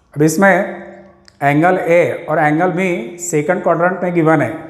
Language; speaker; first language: Hindi; non-native, local second language; Marathi